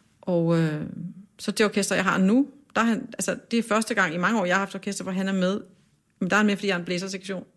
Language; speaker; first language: Danish; native; Danish